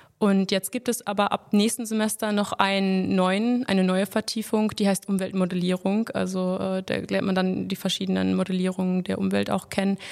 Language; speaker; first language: German; native; German